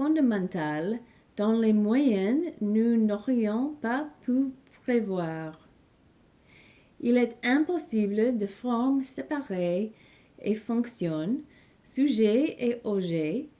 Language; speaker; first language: French; non-native, learner; English